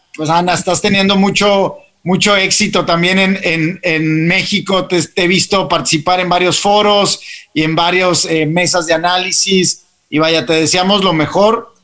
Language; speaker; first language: Spanish; native; Spanish